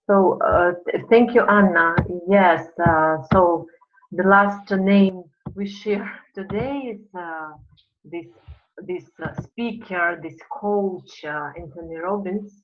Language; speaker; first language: English; non-native, fluent; Russian